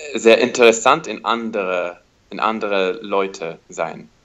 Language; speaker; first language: German; non-native, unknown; English